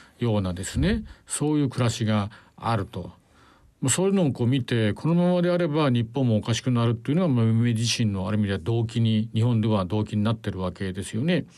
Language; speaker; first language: Japanese; native; Japanese